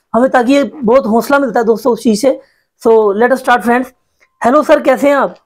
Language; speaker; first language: Hindi; native; Hindi